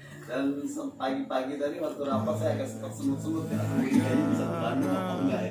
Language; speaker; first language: Indonesian; native; Indonesian